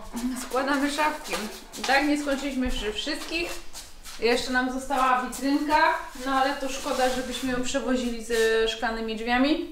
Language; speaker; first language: Polish; native; Polish